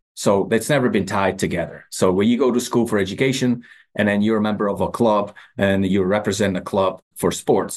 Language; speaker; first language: English; non-native, fluent; Czech